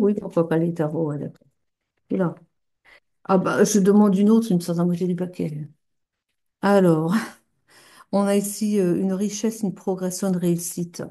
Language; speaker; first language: French; native; French